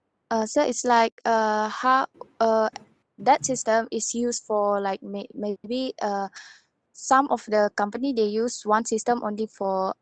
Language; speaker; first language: English; non-native, local second language; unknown